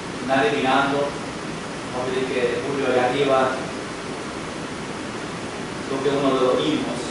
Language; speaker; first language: Spanish; non-native, fluent; English